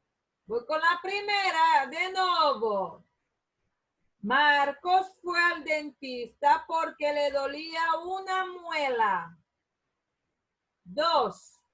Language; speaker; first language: Spanish; non-native, learner; Portuguese